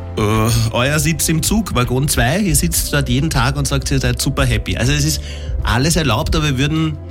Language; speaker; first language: German; native; German